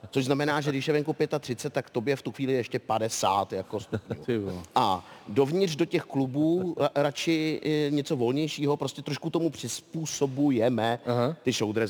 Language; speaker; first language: Czech; native; Czech